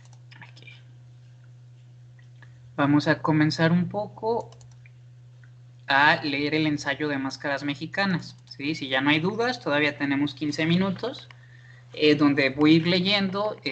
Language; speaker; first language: Spanish; native; Spanish